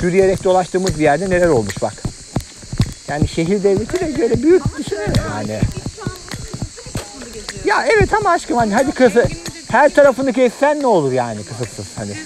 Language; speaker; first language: Turkish; native; Turkish